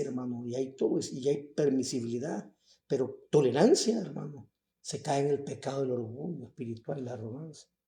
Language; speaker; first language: Spanish; native; Spanish